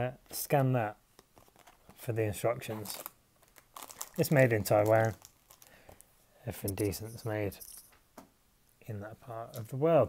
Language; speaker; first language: English; native; English